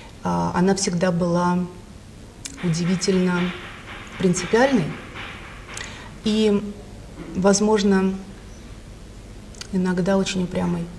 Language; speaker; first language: Russian; native; Russian